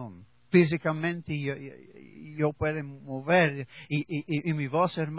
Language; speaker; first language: Spanish; non-native, learner; English